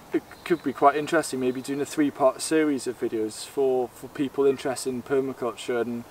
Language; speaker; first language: English; native; English